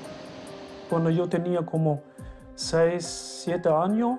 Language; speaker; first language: Spanish; non-native, local second language; German